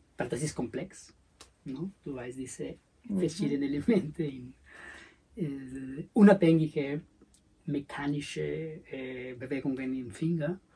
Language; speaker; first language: German; non-native, learner; Spanish